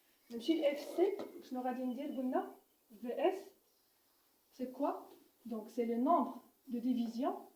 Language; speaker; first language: French; non-native, local second language; Arabic